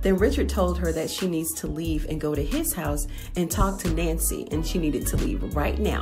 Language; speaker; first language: English; native; English